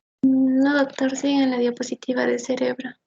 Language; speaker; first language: Spanish; native; Spanish